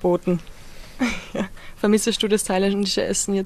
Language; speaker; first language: German; native; German